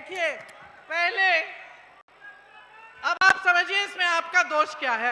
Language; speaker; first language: Hindi; native; Hindi